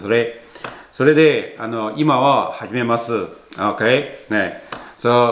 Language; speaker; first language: Japanese; non-native, learner; Chinese